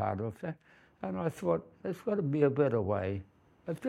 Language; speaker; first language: English; native; English